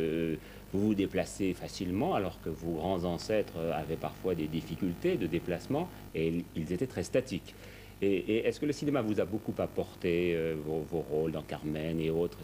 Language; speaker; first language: French; native; French